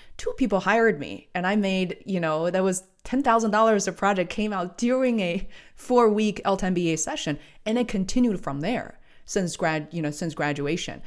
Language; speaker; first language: English; non-native, fluent; Chinese